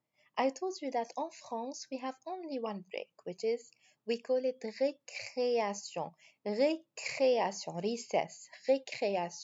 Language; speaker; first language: English; non-native, fluent; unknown